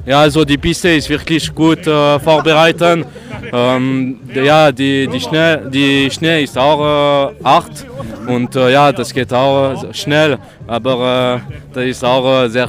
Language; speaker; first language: German; non-native, local second language; French